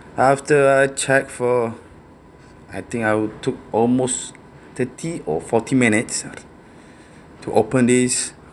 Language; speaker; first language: English; non-native, local second language; Malay